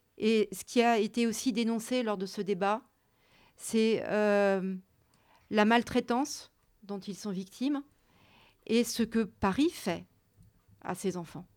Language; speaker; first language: French; native; French